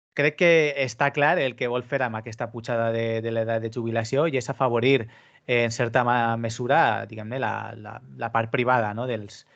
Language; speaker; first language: Catalan; native; Catalan